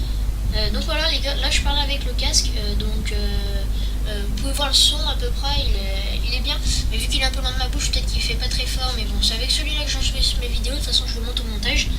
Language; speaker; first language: French; native; French